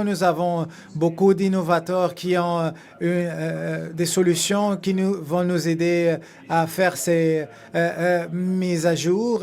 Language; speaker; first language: French; non-native, fluent; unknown